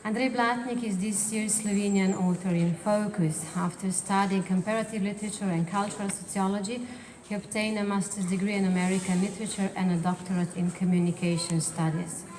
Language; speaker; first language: English; non-native, fluent; Slovenian